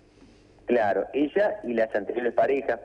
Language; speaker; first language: Spanish; native; Spanish